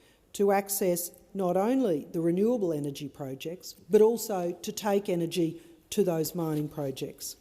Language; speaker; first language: English; native; English